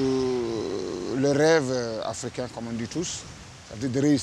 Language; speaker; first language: French; non-native, local second language; Fula